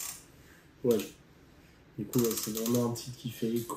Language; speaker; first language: French; native; French